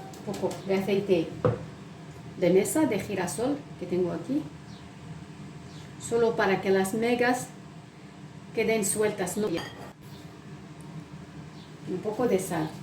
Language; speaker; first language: Spanish; non-native, fluent; Arabic